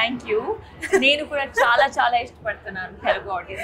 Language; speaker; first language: Telugu; non-native, learner; Hindi